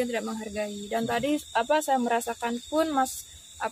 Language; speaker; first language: Indonesian; native; Indonesian